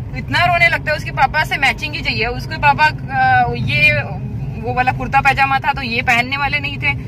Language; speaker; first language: Hindi; native; Hindi